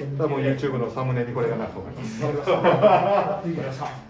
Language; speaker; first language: Japanese; native; Japanese